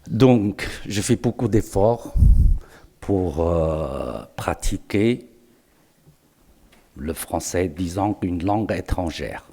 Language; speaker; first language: French; non-native, fluent; Chinese